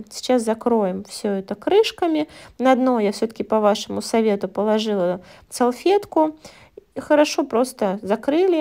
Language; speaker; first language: Russian; native; Russian